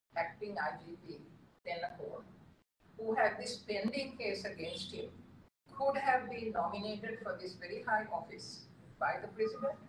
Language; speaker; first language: English; non-native, local second language; Sinhala